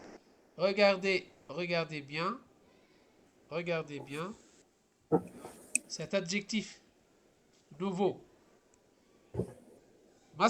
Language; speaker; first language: French; non-native, local second language; Arabic